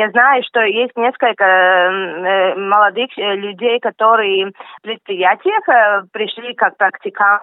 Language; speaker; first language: Russian; non-native, local second language; Latvian